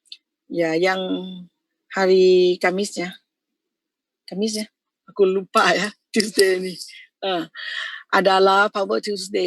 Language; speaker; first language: Indonesian; non-native, fluent; Thai